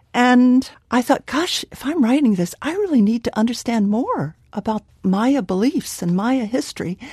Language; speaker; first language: English; native; English